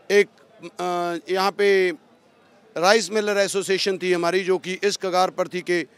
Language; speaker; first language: Hindi; non-native, local second language; Punjabi